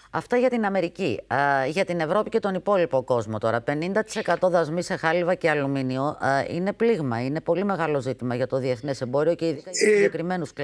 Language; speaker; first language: Greek; native; Greek